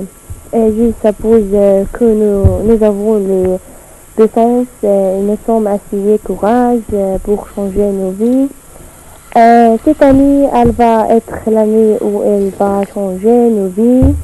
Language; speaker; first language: French; non-native, learner; Arabic